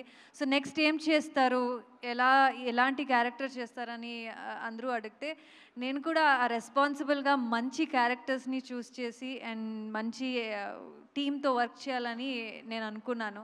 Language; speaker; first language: Telugu; non-native, local second language; Kannada